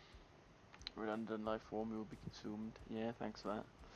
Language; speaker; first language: English; native; English